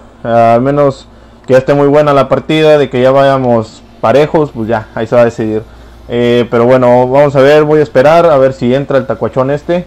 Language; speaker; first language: Spanish; native; Spanish